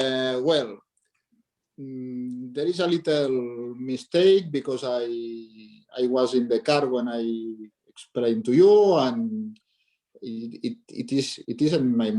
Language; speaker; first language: English; non-native, learner; Catalan